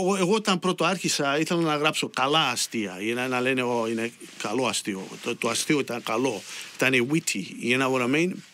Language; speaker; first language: Greek; early bilingual, heritage; Greek